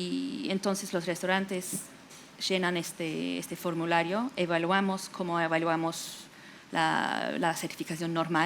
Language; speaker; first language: Spanish; non-native, fluent; English